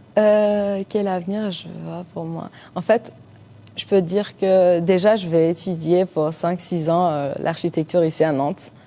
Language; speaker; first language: French; non-native, fluent; Persian